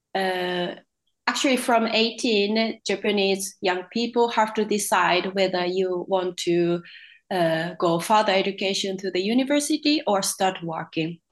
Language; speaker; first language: English; non-native, fluent; Japanese